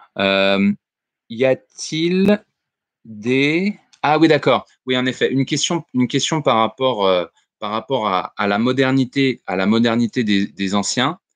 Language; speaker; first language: French; native; French